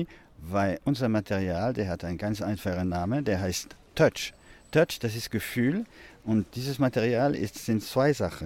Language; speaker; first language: German; non-native, fluent; French